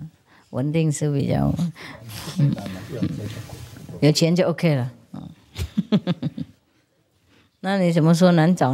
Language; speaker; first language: Chinese; non-native, fluent; Vietnamese